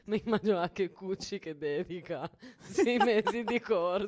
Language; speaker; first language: Italian; native; Italian